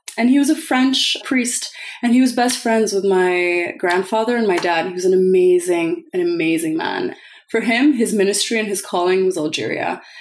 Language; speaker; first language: English; early bilingual, other home language; French